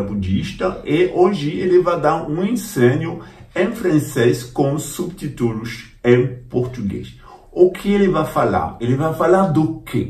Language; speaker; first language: Portuguese; non-native, fluent; French